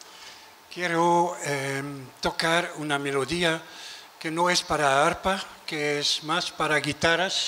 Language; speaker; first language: Spanish; non-native, learner; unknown